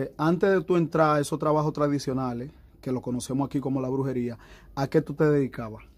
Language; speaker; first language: Spanish; native; Spanish